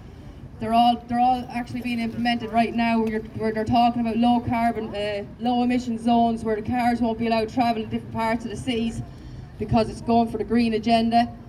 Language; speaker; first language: English; native; English